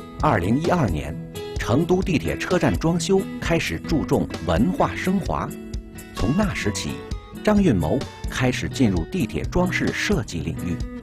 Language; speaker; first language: Chinese; native; Chinese